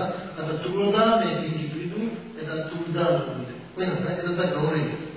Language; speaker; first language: Russian; non-native, learner; Tibetan